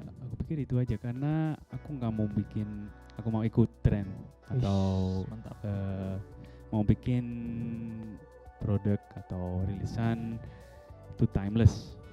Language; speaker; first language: Indonesian; non-native, fluent; Dutch